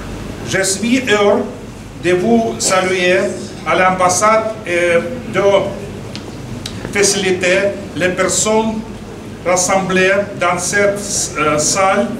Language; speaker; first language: French; non-native, fluent; Russian